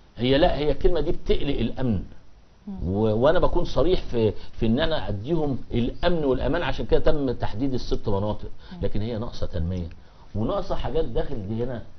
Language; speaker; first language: Egyptian Arabic; non-native, local second language; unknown